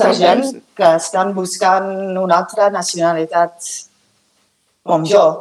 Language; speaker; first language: Spanish; non-native, learner; English